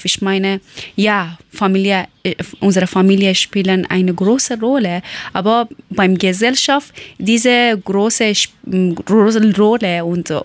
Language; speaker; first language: German; non-native, learner; Persian